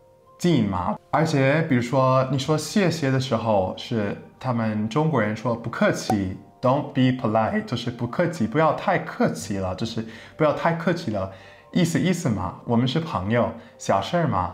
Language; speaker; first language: Chinese; non-native, fluent; English